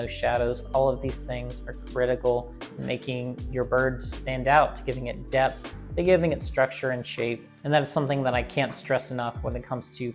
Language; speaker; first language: English; native; English